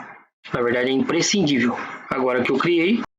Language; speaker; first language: Portuguese; native; Portuguese